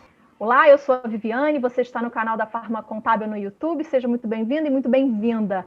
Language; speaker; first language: Portuguese; native; Portuguese